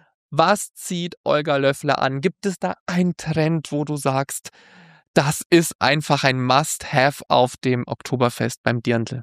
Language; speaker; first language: German; native; German